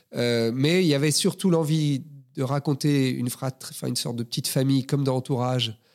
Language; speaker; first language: French; native; French